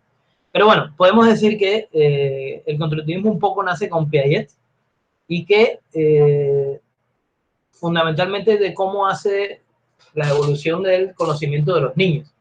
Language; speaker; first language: Spanish; native; Spanish